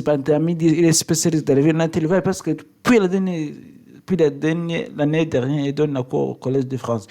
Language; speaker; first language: French; non-native, learner; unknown